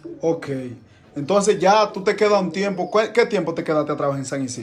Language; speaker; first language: Spanish; native; Spanish